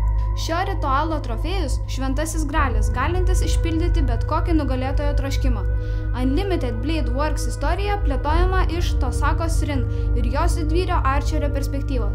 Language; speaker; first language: Lithuanian; native; Lithuanian